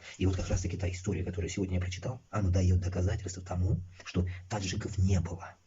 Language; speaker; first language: Russian; non-native, local second language; Uzbek